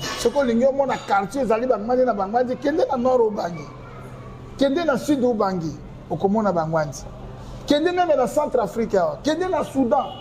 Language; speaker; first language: Lingala; non-native, local second language; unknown